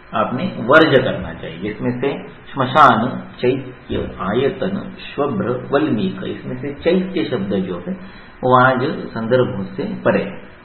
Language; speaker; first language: Hindi; non-native, local second language; Marathi